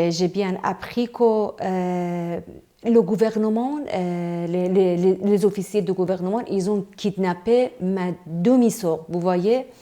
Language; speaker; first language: French; non-native, fluent; Persian